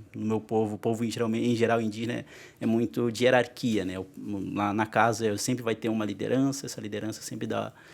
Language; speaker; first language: Portuguese; non-native, local second language; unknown